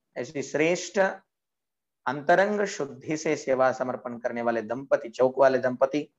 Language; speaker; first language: Hindi; non-native, local second language; Marathi